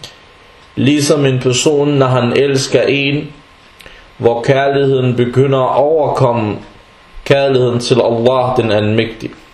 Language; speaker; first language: Danish; early bilingual, other home language; Arabic